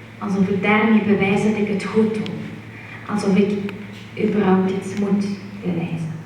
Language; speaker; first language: Dutch; native; Dutch